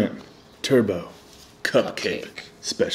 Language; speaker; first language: English; native; English